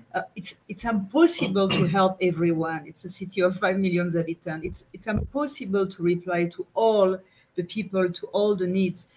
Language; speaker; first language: English; non-native, fluent; French